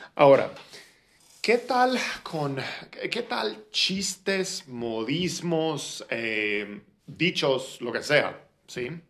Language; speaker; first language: Spanish; non-native, fluent; English